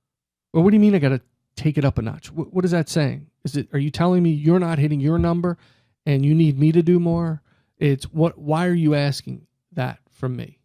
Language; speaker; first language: English; native; English